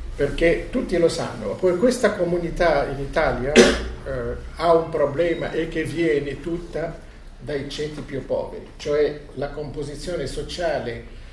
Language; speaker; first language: Italian; non-native, fluent; Arabic